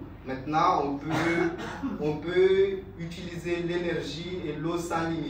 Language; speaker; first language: French; non-native, local second language; Ngazidja Comorian